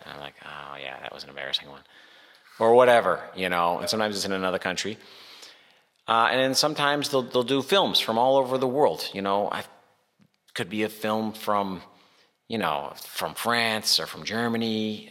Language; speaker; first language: English; native; English